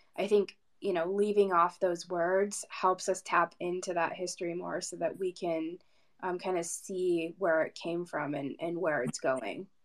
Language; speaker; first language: English; non-native, fluent; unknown